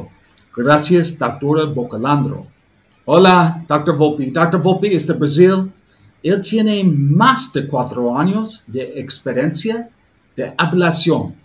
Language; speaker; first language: Spanish; non-native, learner; English